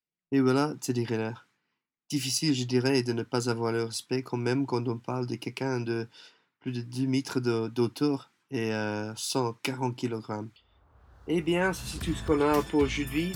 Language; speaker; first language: French; non-native, fluent; English